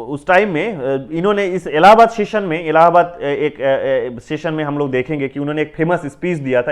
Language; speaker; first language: Hindi; non-native, local second language; Bangla